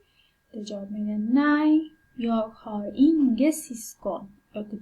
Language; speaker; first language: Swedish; non-native, learner; Persian